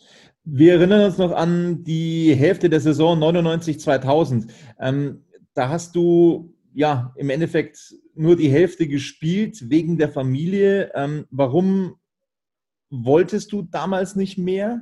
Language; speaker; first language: German; native; German